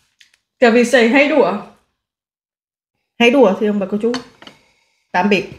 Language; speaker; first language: Vietnamese; native; Vietnamese